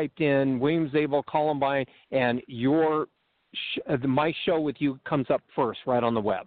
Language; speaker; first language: English; native; English